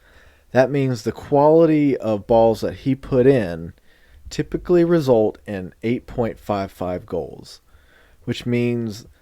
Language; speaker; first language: English; native; English